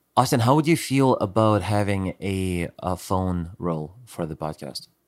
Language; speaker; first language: English; non-native, fluent; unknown